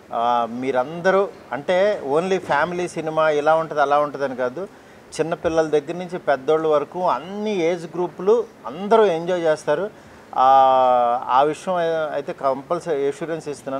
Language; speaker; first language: Telugu; native; Telugu